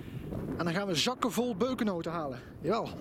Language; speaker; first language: Dutch; native; Dutch